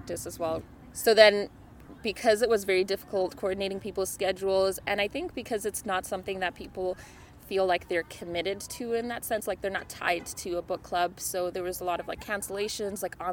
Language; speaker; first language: English; non-native, local second language; Shona